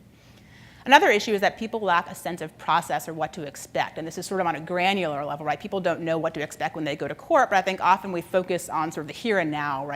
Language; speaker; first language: English; native; English